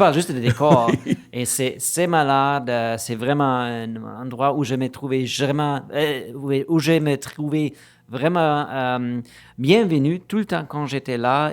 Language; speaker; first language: French; non-native, fluent; German